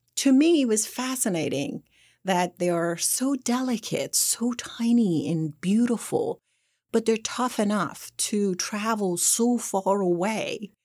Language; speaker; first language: English; non-native, fluent; Persian